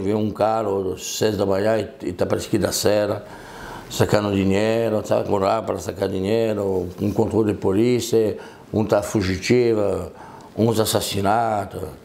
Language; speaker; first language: Portuguese; non-native, fluent; French